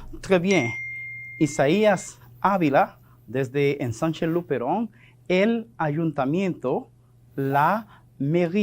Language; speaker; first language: Spanish; non-native, fluent; French